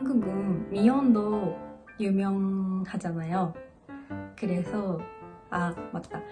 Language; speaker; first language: Korean; non-native, learner; Japanese